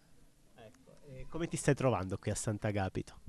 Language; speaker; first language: Italian; native; Italian